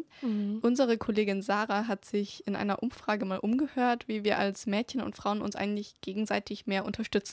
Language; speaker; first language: German; native; German